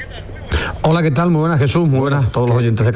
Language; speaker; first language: Spanish; native; Spanish